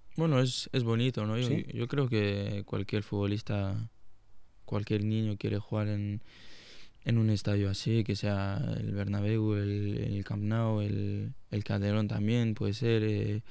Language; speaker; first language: Spanish; non-native, fluent; French